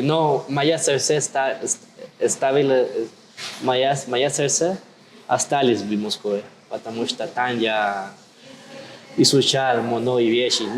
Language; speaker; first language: Russian; non-native, learner; Spanish